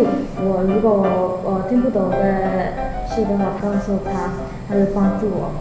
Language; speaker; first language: Chinese; non-native, learner; Burmese